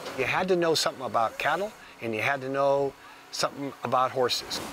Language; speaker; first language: English; native; English